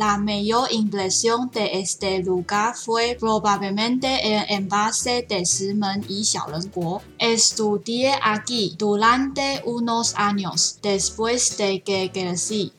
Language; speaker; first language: Spanish; non-native, learner; Chinese